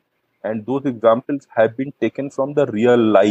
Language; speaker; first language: English; non-native, local second language; Hindi